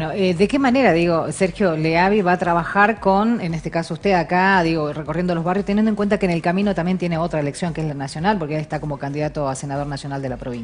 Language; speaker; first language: Spanish; native; Spanish